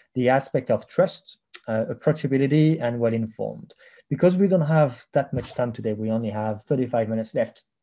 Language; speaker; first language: English; non-native, fluent; French